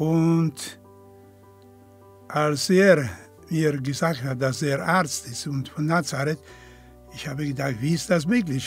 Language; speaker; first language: German; non-native, fluent; Polish